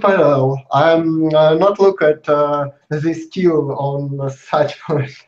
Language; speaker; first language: English; non-native, learner; Russian